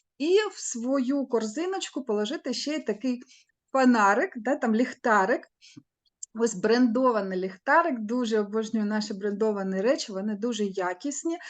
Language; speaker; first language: Ukrainian; non-native, local second language; Russian